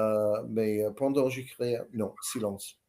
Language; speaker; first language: French; non-native, learner; English